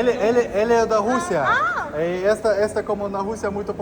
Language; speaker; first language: Portuguese; non-native, learner; Russian